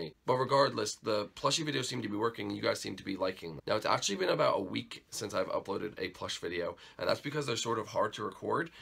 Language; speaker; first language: English; native; English